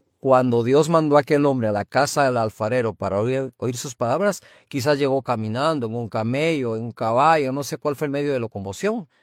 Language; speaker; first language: Spanish; native; Spanish